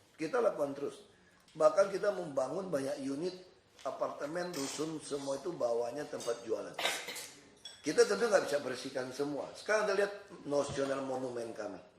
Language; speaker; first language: Indonesian; native; Indonesian